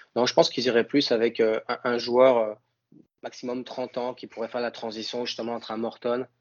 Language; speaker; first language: French; native; French